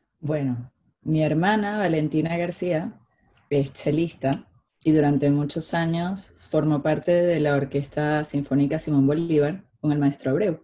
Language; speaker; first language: Spanish; native; Spanish